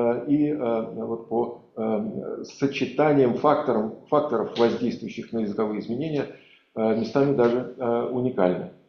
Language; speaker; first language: Russian; native; Russian